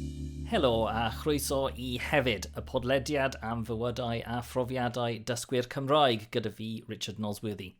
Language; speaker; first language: Welsh; non-native, local second language; English